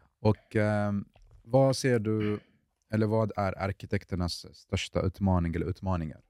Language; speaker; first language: Swedish; early bilingual, other home language; Arabic